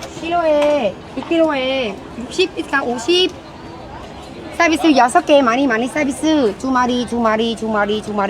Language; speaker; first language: Korean; non-native, learner; Vietnamese